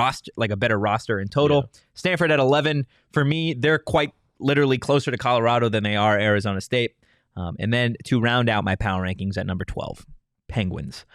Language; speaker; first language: English; native; English